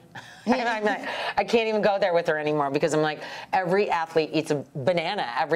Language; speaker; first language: English; native; English